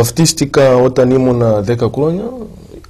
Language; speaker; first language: Greek; non-native, fluent; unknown